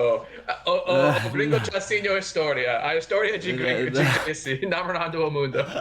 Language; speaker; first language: Portuguese; non-native, fluent; English